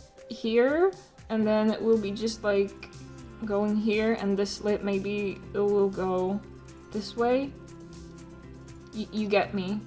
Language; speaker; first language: English; non-native, fluent; Polish